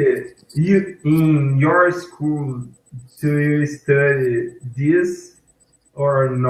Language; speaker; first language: English; non-native, learner; Portuguese